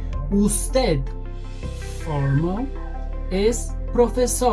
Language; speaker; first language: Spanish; non-native, fluent; Bulgarian